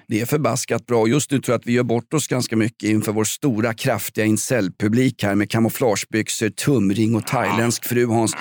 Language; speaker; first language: Swedish; native; Swedish